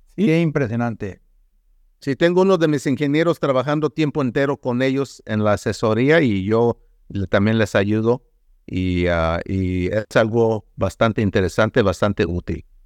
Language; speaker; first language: Spanish; early bilingual, heritage; Spanish